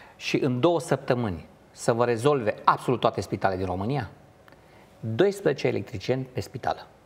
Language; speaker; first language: Romanian; native; Romanian